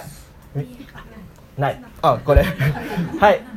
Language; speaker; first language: Japanese; non-native, learner; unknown